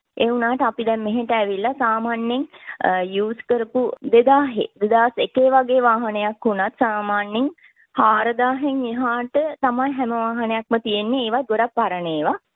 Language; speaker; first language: Sinhala; native; Sinhala